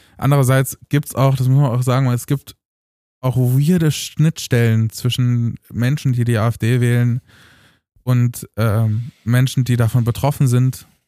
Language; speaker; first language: German; early bilingual, other home language; Romanian